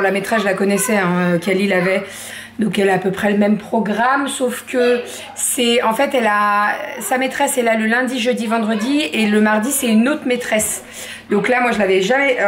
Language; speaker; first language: French; native; French